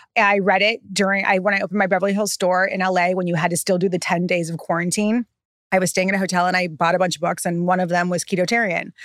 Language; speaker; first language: English; native; English